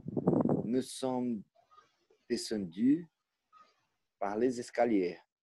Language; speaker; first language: French; non-native, learner; Portuguese